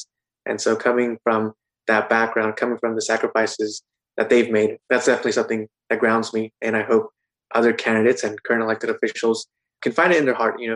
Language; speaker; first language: English; native; English